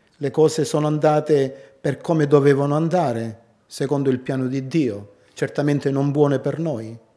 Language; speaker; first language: Italian; native; Italian